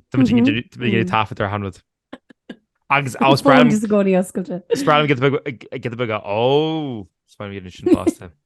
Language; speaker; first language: Irish; native; Irish